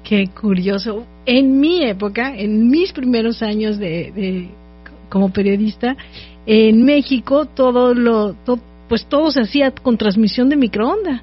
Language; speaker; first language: Spanish; native; Spanish